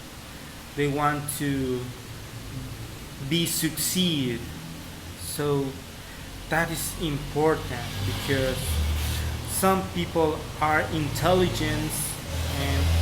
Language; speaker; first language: English; non-native, fluent; Spanish